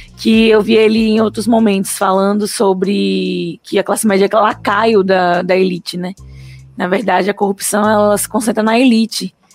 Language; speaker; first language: Portuguese; native; Portuguese